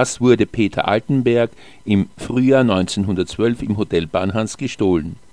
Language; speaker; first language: German; native; German